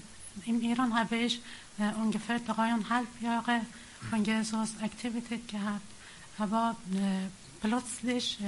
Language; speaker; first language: German; non-native, learner; Persian